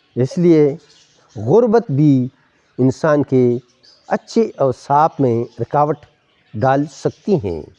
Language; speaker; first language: Urdu; non-native, local second language; Pashto